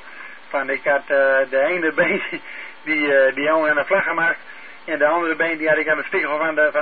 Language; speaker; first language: Dutch; native; Dutch